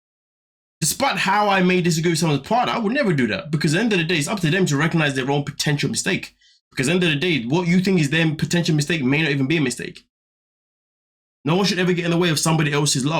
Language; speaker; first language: English; native; English